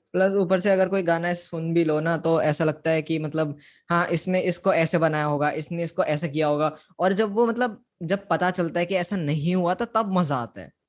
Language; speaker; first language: Hindi; native; Hindi